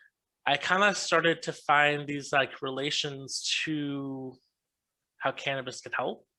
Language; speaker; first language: English; native; English